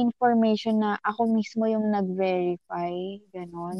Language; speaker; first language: English; non-native, local second language; Filipino